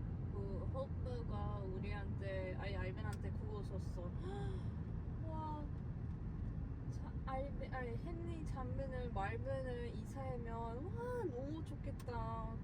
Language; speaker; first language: Korean; non-native, learner; Swedish